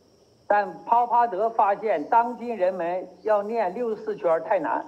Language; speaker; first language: Chinese; native; Chinese